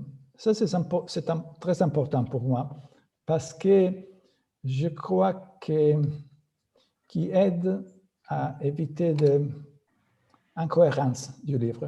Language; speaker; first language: French; non-native, fluent; Italian